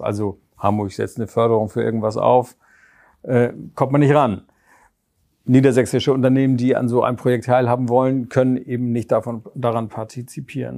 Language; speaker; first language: German; native; German